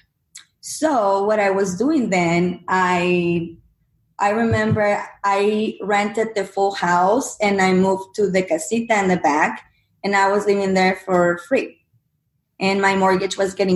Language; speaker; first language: English; non-native, fluent; Spanish